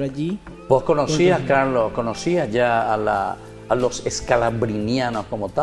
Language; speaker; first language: Spanish; native; Spanish